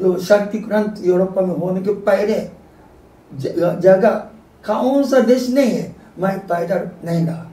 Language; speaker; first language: Hindi; non-native, fluent; Japanese